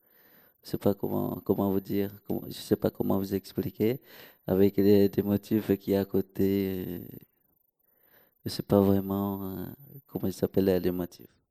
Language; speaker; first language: French; non-native, local second language; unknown